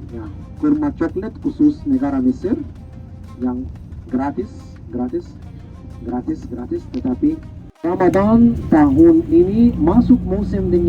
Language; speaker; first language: Indonesian; non-native, fluent; Arabic